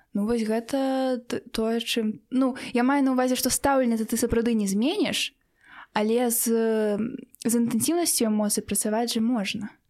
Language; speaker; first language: Belarusian; non-native, local second language; Russian